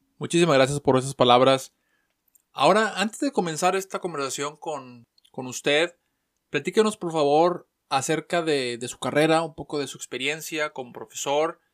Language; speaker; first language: Spanish; native; Spanish